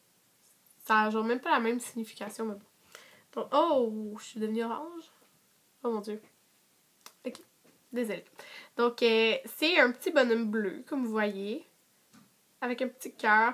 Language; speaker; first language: French; native; French